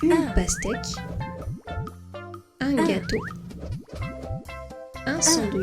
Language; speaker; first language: French; native; French